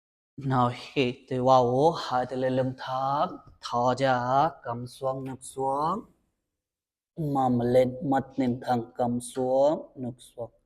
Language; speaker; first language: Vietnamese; non-native, learner; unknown